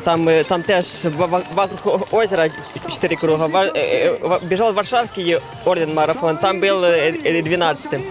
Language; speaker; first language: Polish; early bilingual, heritage; Russian